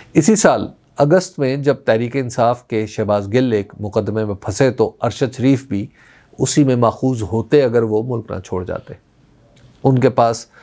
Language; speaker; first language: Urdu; non-native, local second language; Punjabi